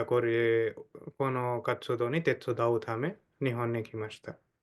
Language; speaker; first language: Japanese; non-native, fluent; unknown